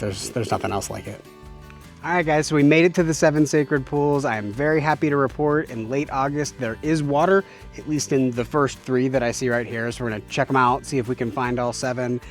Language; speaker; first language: English; native; English